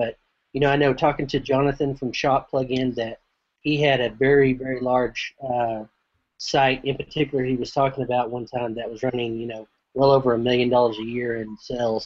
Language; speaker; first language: English; native; English